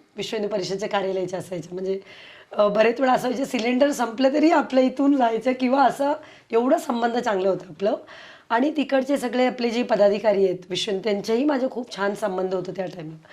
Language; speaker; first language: Marathi; early bilingual, heritage; Konkani